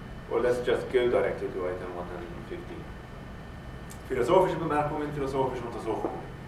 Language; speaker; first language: English; non-native, fluent; Norwegian